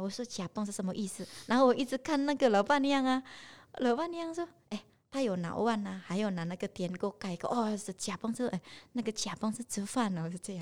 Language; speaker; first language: Chinese; non-native, learner; Indonesian